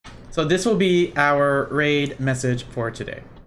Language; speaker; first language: English; native; English